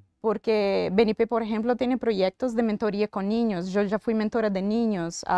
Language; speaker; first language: Spanish; non-native, fluent; Portuguese